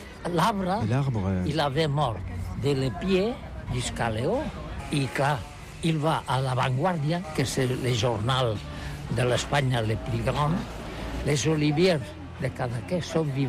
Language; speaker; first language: French; non-native, learner; Catalan